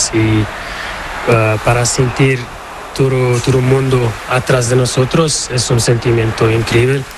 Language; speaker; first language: Spanish; non-native, learner; Portuguese